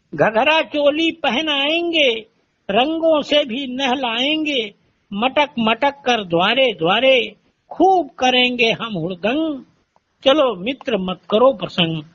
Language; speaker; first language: Hindi; native; Hindi